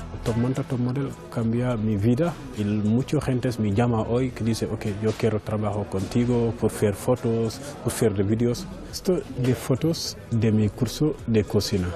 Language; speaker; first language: Spanish; non-native, learner; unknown